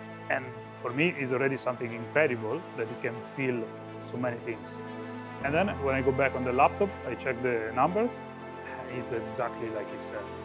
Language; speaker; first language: English; non-native, fluent; Italian